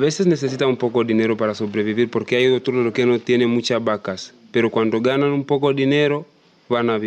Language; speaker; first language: Spanish; non-native, learner; Masai